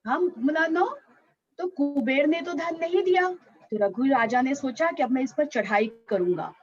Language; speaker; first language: Hindi; non-native, local second language; Marathi